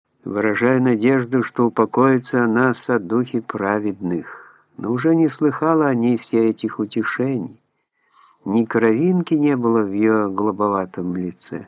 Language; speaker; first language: Russian; native; Russian